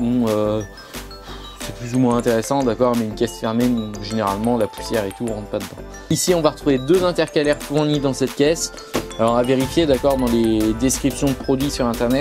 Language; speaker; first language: French; native; French